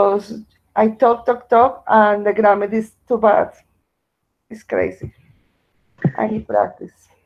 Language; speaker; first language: English; non-native, learner; Spanish